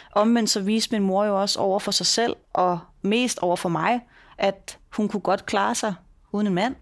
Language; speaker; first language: Danish; native; Danish